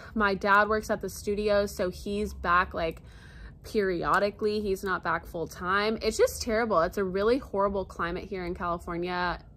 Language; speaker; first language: English; native; English